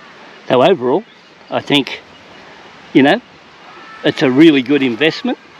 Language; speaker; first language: English; native; English